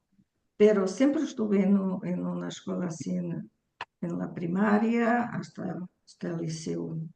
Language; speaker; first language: Spanish; early bilingual, heritage; Portuguese